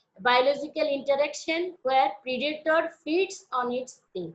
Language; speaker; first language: English; non-native, local second language; Bangla